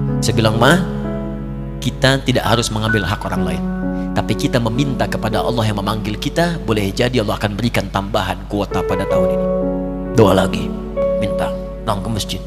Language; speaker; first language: Indonesian; native; Indonesian